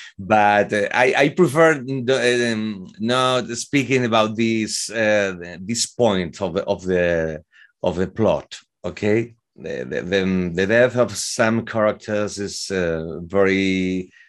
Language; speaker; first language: English; non-native, fluent; Spanish